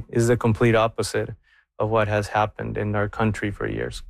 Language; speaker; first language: English; non-native, fluent; Spanish